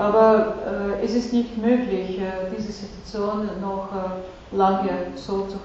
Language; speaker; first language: German; non-native, fluent; Russian